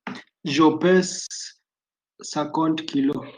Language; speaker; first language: French; non-native, learner; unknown